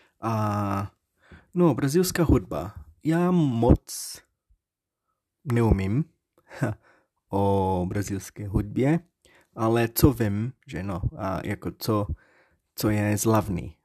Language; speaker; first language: Czech; non-native, learner; Portuguese